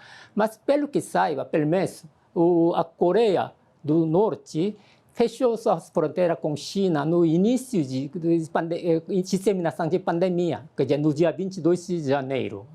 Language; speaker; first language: Portuguese; non-native, learner; Korean